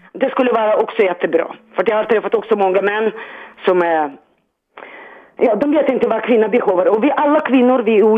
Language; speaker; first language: Swedish; non-native, learner; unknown